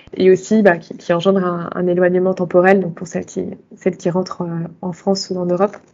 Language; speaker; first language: French; native; French